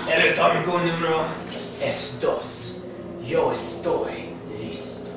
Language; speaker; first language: Spanish; non-native, learner; English